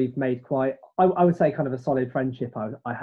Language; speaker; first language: English; native; English